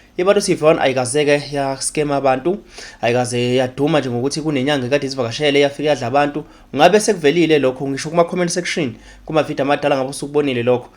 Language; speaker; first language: Zulu; native; Zulu